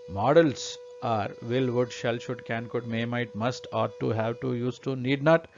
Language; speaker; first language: English; non-native, local second language; Kannada